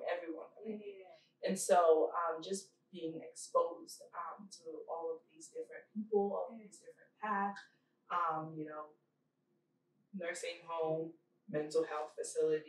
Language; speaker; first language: English; early bilingual, other home language; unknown